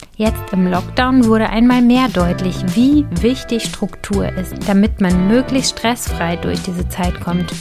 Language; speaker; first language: German; native; German